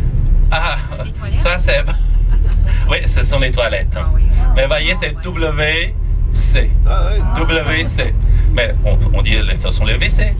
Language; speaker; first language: French; non-native, fluent; Chinese